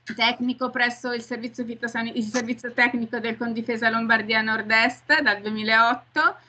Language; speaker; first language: Italian; native; Italian